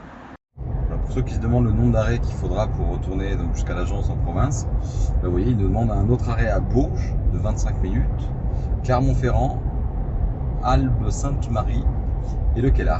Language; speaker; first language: French; native; French